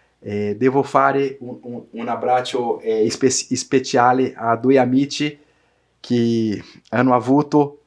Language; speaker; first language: Italian; non-native, learner; Portuguese